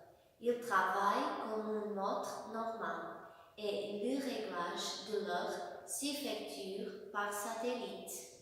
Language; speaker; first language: French; non-native, learner; Portuguese